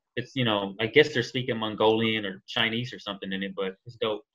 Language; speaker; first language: English; native; English